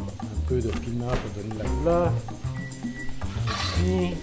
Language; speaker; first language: French; non-native, fluent; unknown